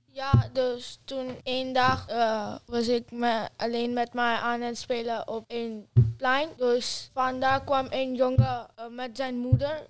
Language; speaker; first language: Dutch; early bilingual, other home language; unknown